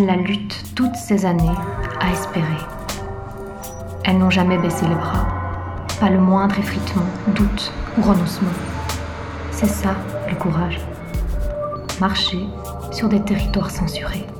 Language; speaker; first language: French; native; French